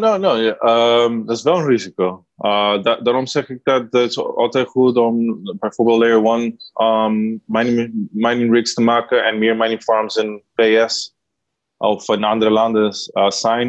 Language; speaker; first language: Dutch; non-native, learner; Spanish